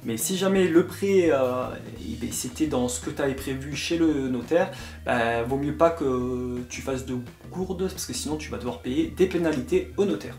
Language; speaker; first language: French; native; French